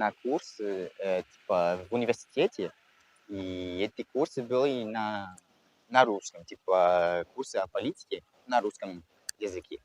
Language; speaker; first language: Russian; non-native, fluent; French